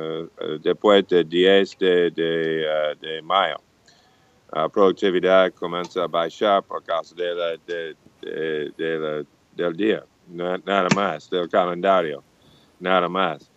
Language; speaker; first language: Portuguese; non-native, fluent; English